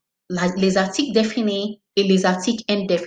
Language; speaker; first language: French; non-native, fluent; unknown